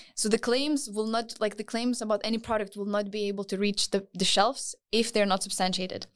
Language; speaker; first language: English; non-native, fluent; Lithuanian